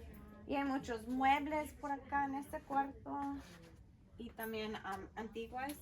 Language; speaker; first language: Spanish; early bilingual, heritage; Spanish